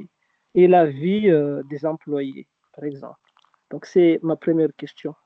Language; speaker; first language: French; non-native, local second language; Arabic